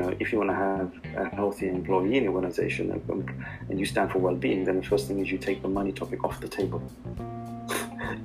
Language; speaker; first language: English; non-native, local second language; Urdu